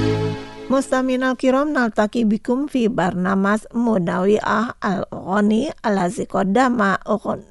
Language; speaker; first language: Arabic; non-native, fluent; Indonesian